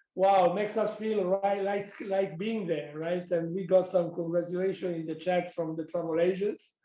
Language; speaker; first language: English; non-native, fluent; Italian